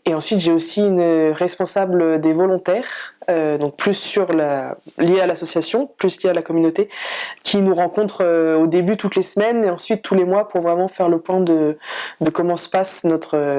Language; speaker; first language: French; native; French